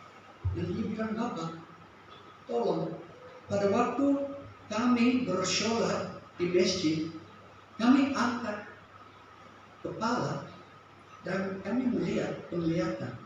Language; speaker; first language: Indonesian; non-native, fluent; English